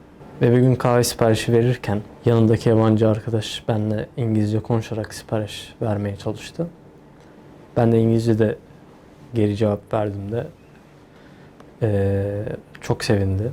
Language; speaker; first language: Turkish; early bilingual, other home language; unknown